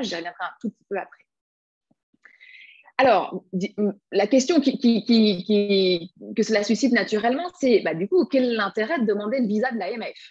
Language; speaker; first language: French; native; French